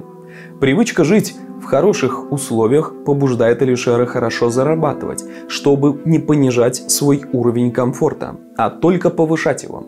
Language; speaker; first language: Russian; native; Russian